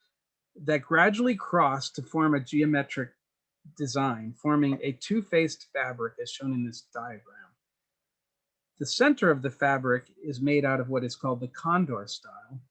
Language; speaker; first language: English; native; English